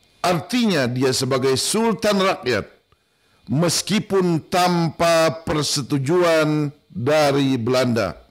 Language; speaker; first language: Indonesian; non-native, local second language; Banjar